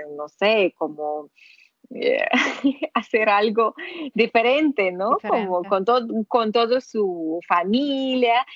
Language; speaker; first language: Spanish; non-native, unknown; Russian